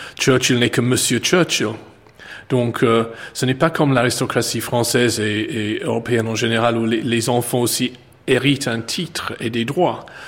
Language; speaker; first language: French; non-native, fluent; English